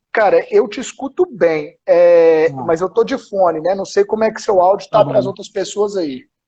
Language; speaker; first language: Portuguese; native; Portuguese